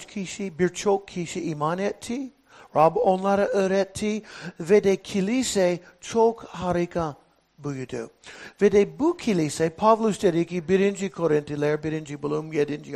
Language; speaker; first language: Turkish; non-native, fluent; English